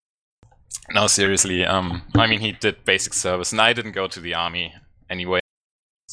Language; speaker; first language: English; non-native, fluent; German